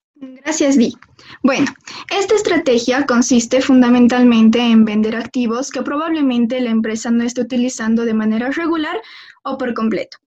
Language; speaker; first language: Spanish; native; Spanish